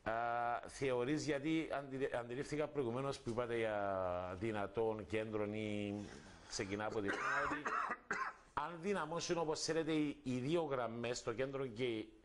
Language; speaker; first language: Greek; native; Greek